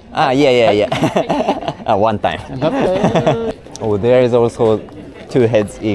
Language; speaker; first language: English; non-native, learner; Japanese